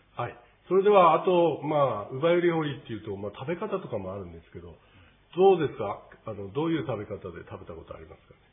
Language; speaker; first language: Japanese; native; Japanese